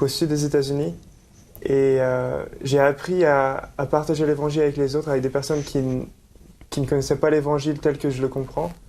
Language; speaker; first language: French; native; French